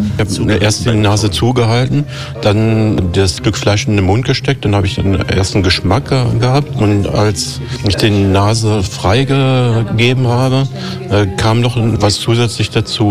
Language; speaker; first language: German; native; German